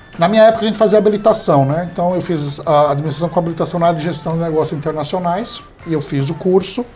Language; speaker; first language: Portuguese; early bilingual, heritage; English